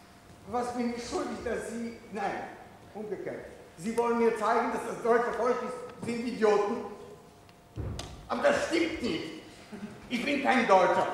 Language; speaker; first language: German; non-native, fluent; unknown